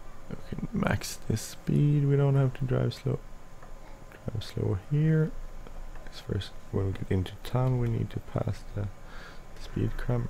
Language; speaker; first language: English; non-native, fluent; Swedish